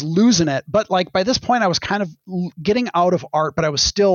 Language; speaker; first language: English; native; English